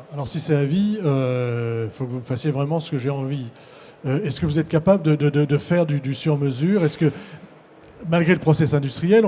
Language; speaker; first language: French; native; French